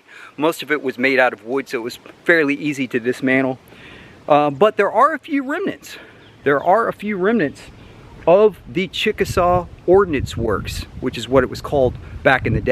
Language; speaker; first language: English; native; English